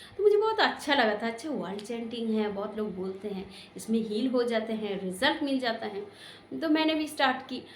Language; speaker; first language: Hindi; non-native, local second language; Bangla